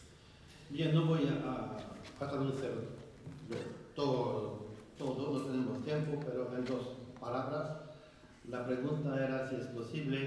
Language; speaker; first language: Spanish; non-native, fluent; French